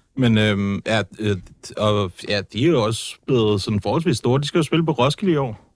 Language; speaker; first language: Danish; native; Danish